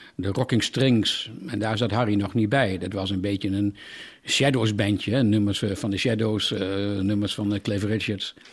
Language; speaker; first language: Dutch; native; Dutch